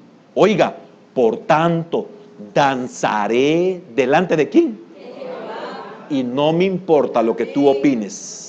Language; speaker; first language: Spanish; native; Spanish